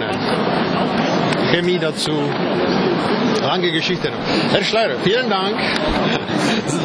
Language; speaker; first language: German; non-native, fluent; Czech